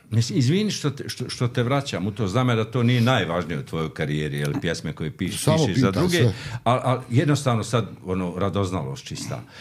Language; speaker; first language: Croatian; native; Croatian